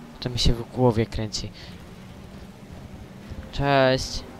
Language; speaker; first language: Polish; native; Polish